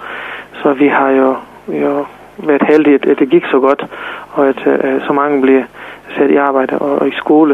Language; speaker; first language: Danish; non-native, fluent; Serbian